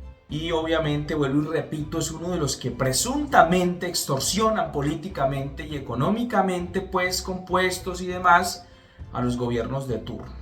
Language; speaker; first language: Spanish; native; Spanish